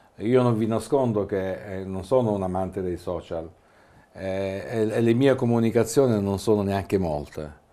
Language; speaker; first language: Italian; native; Italian